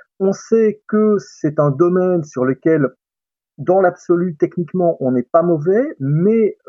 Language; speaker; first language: French; native; French